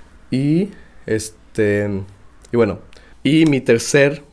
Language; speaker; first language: Spanish; native; Spanish